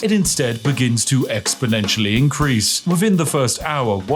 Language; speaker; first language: English; native; English